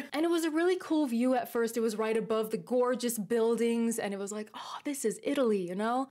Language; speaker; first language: English; native; English